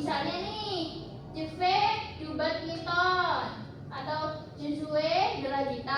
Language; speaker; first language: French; non-native, learner; Indonesian